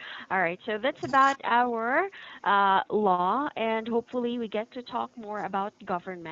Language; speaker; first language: English; non-native, fluent; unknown